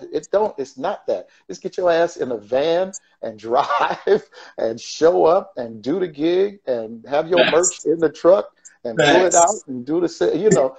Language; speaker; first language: English; native; English